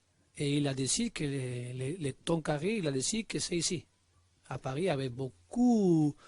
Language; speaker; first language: French; non-native, learner; Spanish